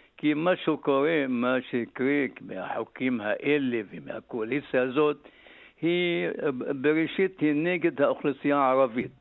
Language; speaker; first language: Hebrew; non-native, local second language; Arabic